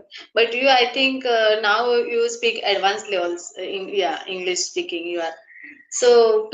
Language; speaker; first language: English; non-native, learner; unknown